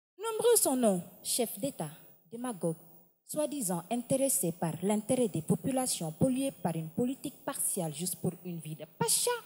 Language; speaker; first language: French; non-native, local second language; Wolof